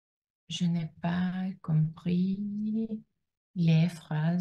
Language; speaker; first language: French; non-native, learner; Russian